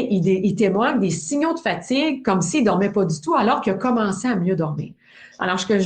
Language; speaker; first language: French; native; French